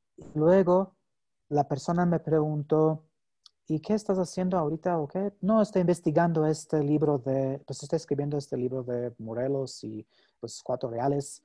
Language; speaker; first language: Spanish; non-native, fluent; English